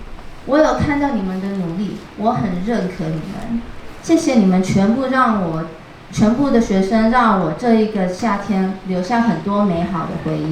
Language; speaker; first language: Chinese; early bilingual, heritage; Chinese